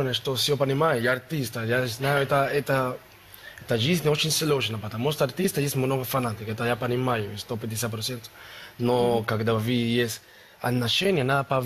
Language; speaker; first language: Russian; non-native, learner; Spanish